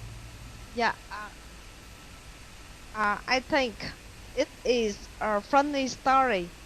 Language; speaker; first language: English; non-native, learner; Vietnamese